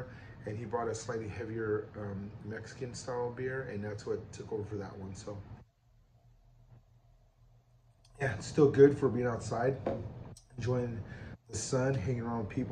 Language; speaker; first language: English; native; English